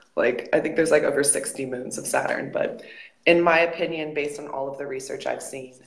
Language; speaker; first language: English; native; English